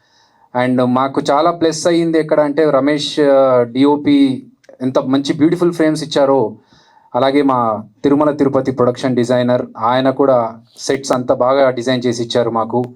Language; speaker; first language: Telugu; native; Telugu